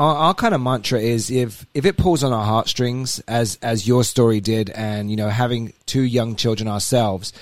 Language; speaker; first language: English; native; English